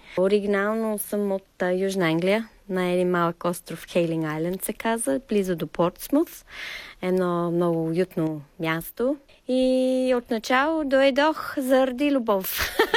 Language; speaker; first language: Bulgarian; non-native, fluent; English